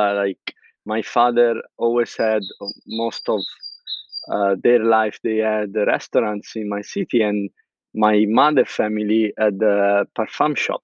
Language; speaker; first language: English; non-native, fluent; Italian